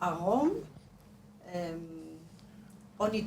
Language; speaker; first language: French; non-native, learner; Spanish